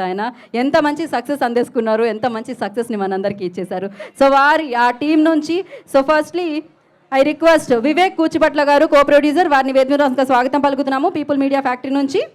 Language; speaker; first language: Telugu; native; Telugu